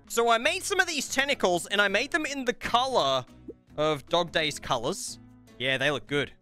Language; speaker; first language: English; native; English